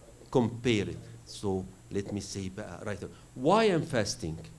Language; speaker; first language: English; non-native, fluent; Arabic